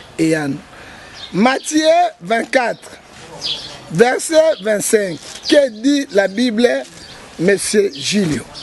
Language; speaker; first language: Lingala; native; Lingala